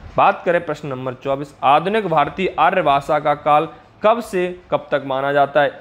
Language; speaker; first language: Hindi; native; Hindi